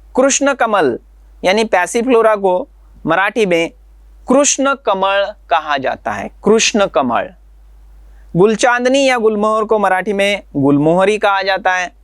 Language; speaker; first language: Hindi; non-native, local second language; Marathi